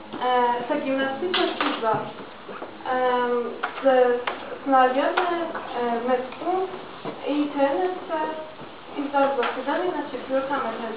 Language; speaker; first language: Russian; non-native, learner; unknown